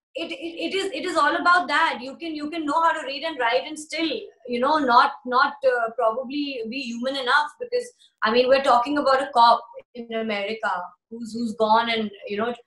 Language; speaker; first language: English; early bilingual, other home language; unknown